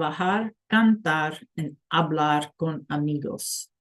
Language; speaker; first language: Spanish; non-native, fluent; English